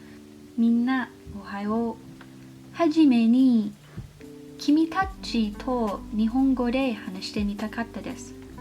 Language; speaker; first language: Japanese; non-native, learner; English